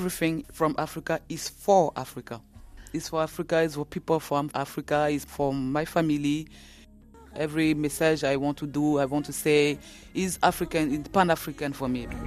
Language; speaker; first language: English; non-native, learner; French